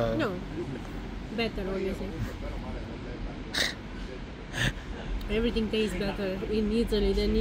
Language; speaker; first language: English; non-native, fluent; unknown